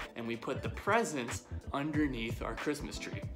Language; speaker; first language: English; native; English